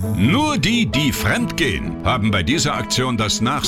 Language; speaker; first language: German; native; German